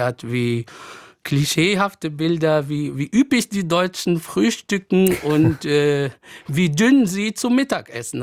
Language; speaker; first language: German; non-native, fluent; Arabic